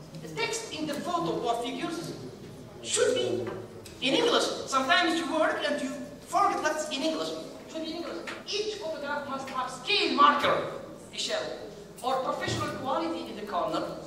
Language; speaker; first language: English; non-native, fluent; Arabic